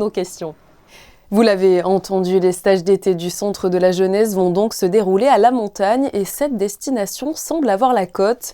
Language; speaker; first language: French; native; French